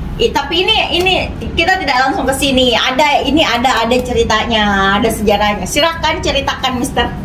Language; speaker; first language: Indonesian; non-native, local second language; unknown